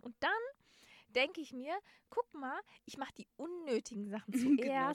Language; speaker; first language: German; native; German